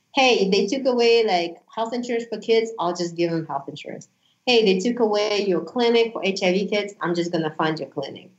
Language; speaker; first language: English; non-native, fluent; Russian